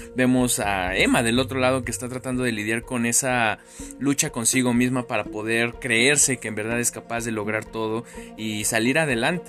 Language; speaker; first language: Spanish; native; Spanish